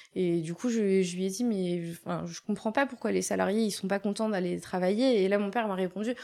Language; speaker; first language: French; native; French